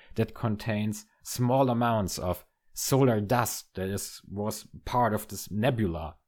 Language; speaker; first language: English; non-native, fluent; German